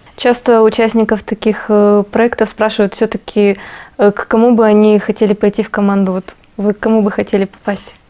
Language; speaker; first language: Russian; native; Russian